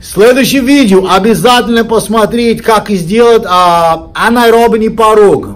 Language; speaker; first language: Russian; non-native, learner; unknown